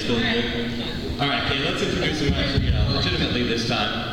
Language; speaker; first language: English; native; English